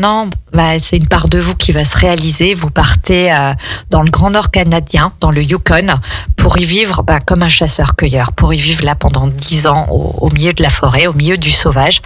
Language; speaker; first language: French; native; French